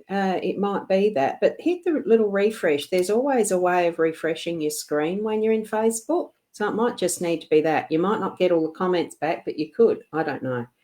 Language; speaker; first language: English; native; English